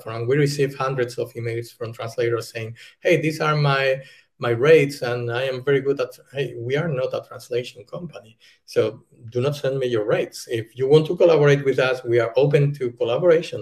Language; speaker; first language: English; non-native, fluent; Spanish